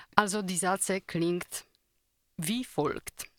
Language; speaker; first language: German; non-native, fluent; Polish